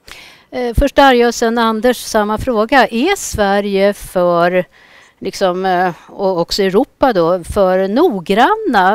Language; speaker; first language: Swedish; native; Swedish